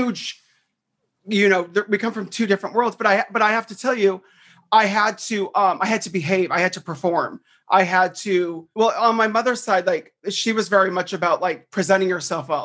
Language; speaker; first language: English; native; English